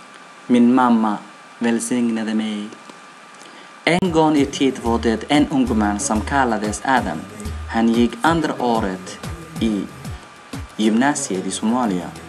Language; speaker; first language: Swedish; non-native, learner; Somali